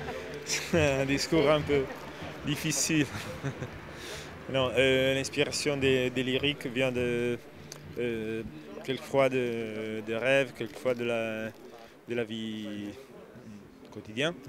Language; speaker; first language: French; non-native, fluent; Italian